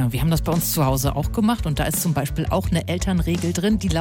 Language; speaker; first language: German; native; German